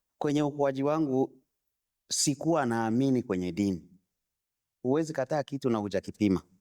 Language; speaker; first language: Swahili; non-native, local second language; Bembe